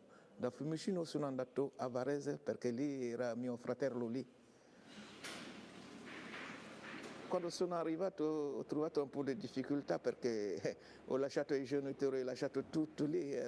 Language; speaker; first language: Italian; non-native, learner; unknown